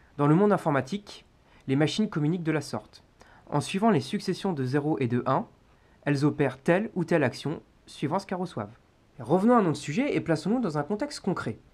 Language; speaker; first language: French; native; French